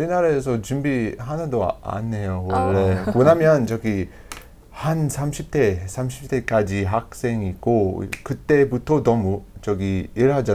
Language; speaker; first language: Korean; non-native, learner; English